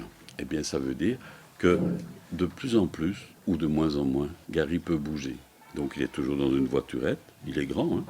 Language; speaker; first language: French; native; French